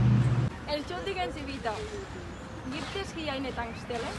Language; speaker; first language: German; non-native, learner; Catalan